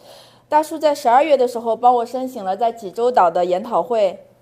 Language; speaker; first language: Chinese; native; Chinese